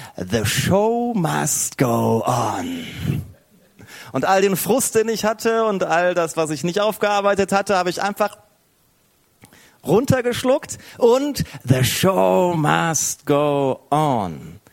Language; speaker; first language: German; native; German